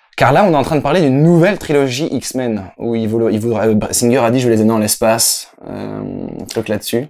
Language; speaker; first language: French; native; French